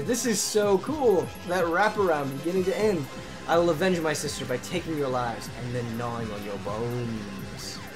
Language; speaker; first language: English; native; English